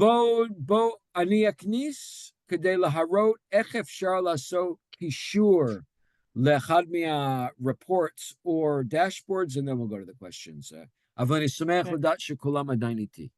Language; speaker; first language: Hebrew; non-native, fluent; English